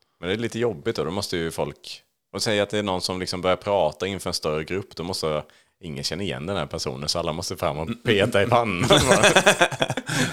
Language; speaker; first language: Swedish; native; Swedish